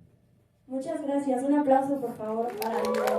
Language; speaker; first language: Spanish; native; Spanish